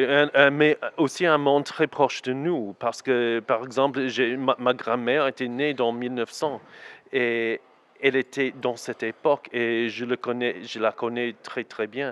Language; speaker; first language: French; non-native, learner; English